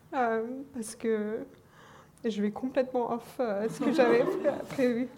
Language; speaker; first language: French; non-native, fluent; German